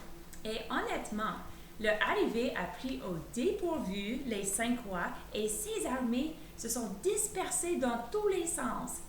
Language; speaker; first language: French; native; French